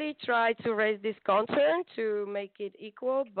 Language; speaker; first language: English; non-native, fluent; Slovak